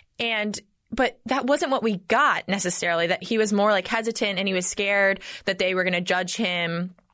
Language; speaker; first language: English; native; English